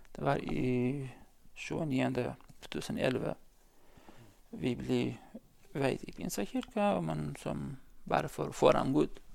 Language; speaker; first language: Norwegian; non-native, learner; Central Kurdish